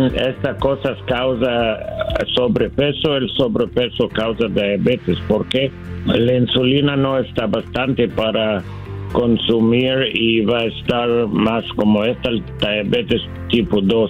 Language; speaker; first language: Spanish; non-native, learner; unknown